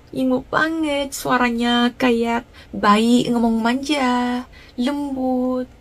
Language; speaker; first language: Indonesian; non-native, learner; Korean